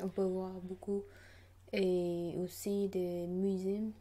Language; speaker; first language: French; non-native, learner; Khmer